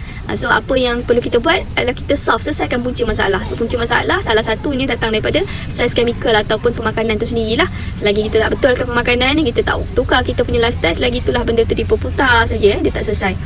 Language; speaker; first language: Malay; native; Malay